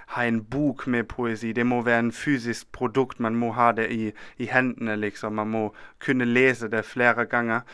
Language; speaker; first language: Norwegian; non-native, fluent; German